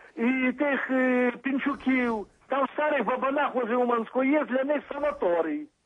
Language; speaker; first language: Ukrainian; native; Ukrainian